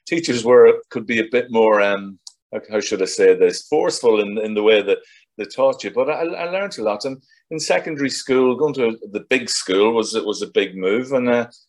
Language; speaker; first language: English; native; English